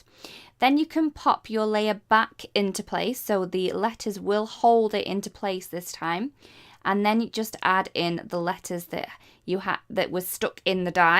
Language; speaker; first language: English; native; English